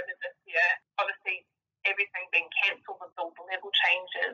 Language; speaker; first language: English; native; English